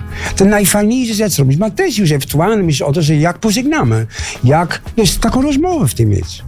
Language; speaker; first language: Polish; non-native, learner; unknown